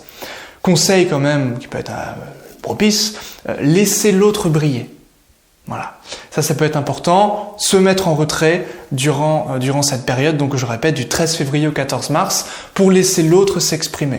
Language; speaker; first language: French; native; French